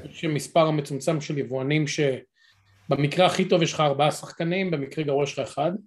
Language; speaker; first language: Hebrew; native; Hebrew